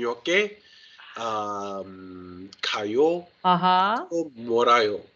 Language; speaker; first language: Korean; non-native, learner; English